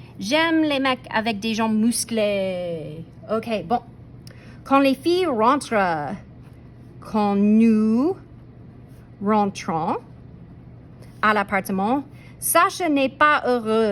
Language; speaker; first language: French; non-native, fluent; English